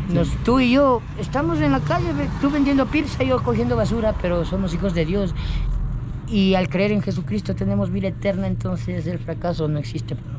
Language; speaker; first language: Spanish; native; Spanish